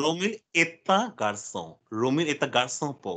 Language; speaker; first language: French; non-native, fluent; Hindi